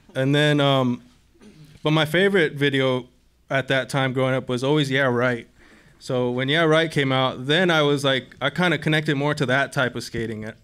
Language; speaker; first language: English; native; English